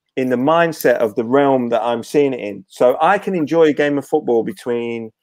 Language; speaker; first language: English; native; English